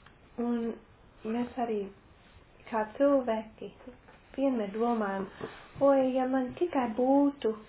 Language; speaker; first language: Latvian; non-native, local second language; Russian